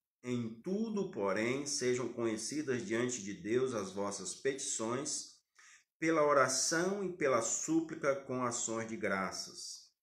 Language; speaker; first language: Portuguese; native; Portuguese